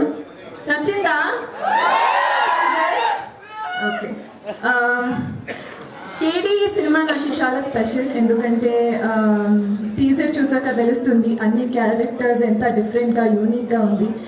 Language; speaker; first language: Telugu; non-native, learner; Kannada